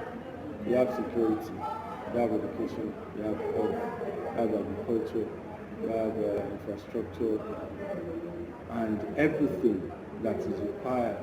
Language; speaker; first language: English; non-native, local second language; Yoruba